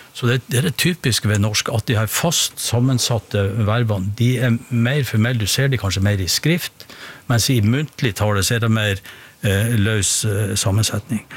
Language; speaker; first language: Norwegian; native; Norwegian